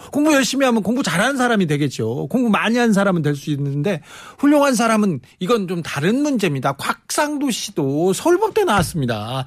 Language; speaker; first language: Korean; native; Korean